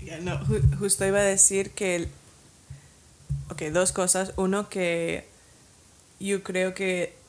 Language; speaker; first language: Spanish; non-native, fluent; English